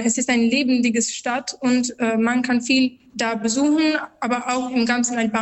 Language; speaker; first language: German; non-native, learner; Albanian